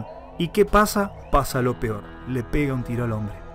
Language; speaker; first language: Spanish; native; Spanish